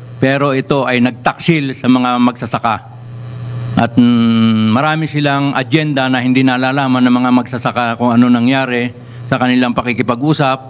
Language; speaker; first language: Filipino; native; Filipino